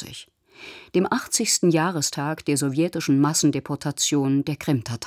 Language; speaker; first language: German; native; German